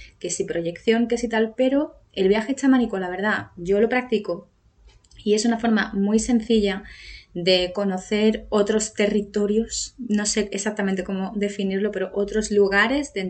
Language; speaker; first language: Spanish; native; Spanish